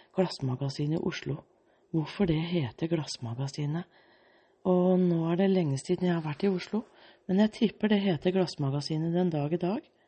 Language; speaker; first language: Norwegian; early bilingual, other home language; Danish